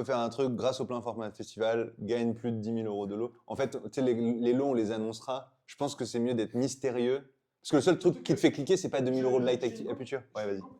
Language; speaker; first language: French; native; French